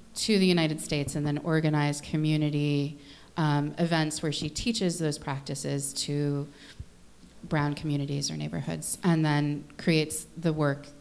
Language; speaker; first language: English; native; English